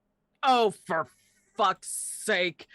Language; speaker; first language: English; native; English